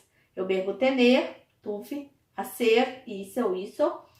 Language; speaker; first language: Spanish; non-native, fluent; Portuguese